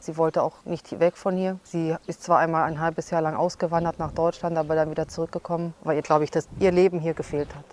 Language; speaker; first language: German; early bilingual, other home language; Hungarian